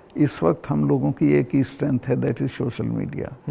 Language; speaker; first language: Hindi; native; Hindi